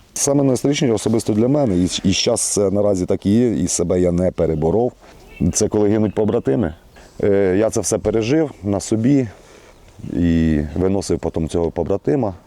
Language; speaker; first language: Ukrainian; native; Ukrainian